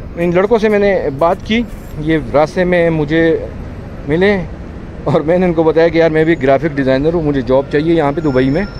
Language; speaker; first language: Urdu; non-native, local second language; Punjabi